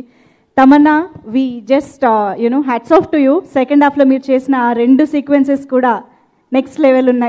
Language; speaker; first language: Telugu; native; Telugu